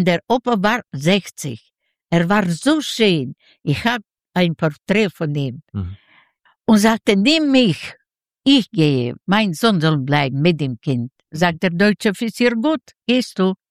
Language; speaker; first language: German; non-native, learner; Yiddish